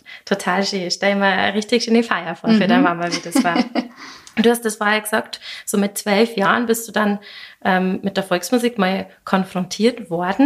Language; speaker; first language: German; native; German